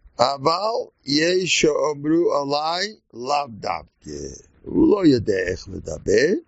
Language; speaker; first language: Hebrew; non-native, learner; English